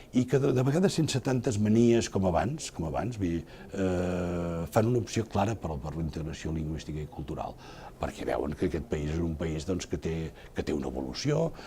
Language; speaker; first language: Catalan; native; Catalan